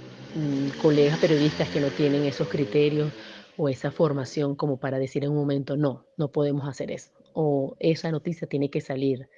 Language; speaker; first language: Spanish; native; Spanish